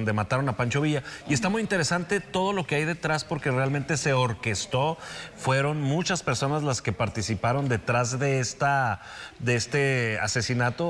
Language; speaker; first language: Spanish; native; Spanish